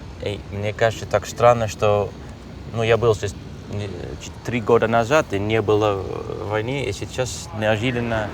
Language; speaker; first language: Russian; non-native, learner; Dutch